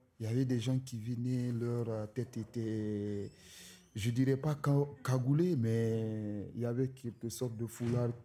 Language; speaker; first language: French; non-native, local second language; Susu